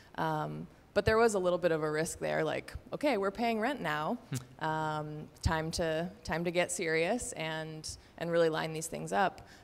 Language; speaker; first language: English; native; English